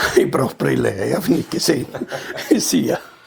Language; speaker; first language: German; non-native, fluent; Italian